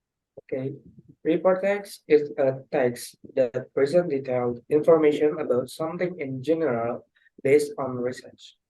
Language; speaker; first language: English; non-native, learner; Indonesian